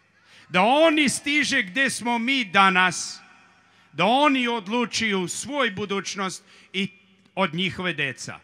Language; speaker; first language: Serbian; early bilingual, heritage; Serbian